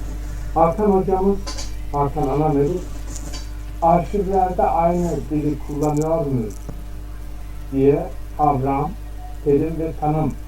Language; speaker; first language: Turkish; native; Turkish